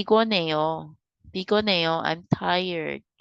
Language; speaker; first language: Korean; non-native, learner; Kinaray-a